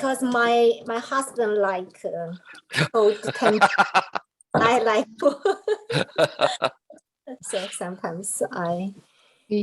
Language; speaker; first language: English; non-native, learner; Chinese